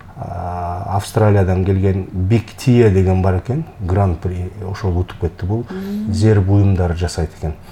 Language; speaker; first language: Kyrgyz; native; Kyrgyz